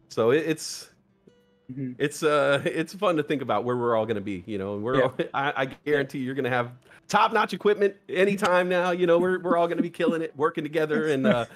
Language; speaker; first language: English; native; English